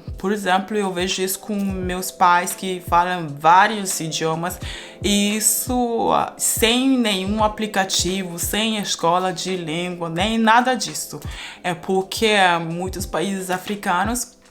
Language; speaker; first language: Portuguese; non-native, fluent; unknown